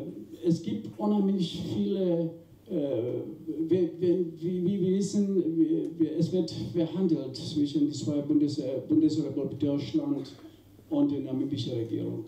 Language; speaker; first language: German; non-native, fluent; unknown